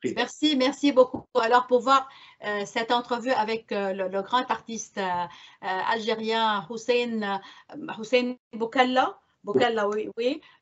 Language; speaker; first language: French; non-native, local second language; Arabic